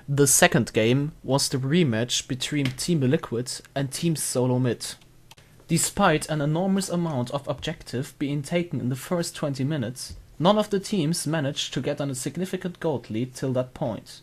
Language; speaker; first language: English; non-native, fluent; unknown